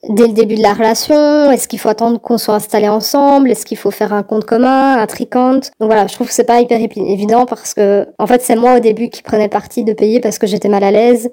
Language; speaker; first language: French; native; French